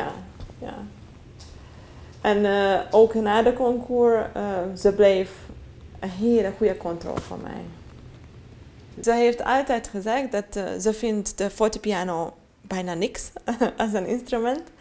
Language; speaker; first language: Dutch; non-native, fluent; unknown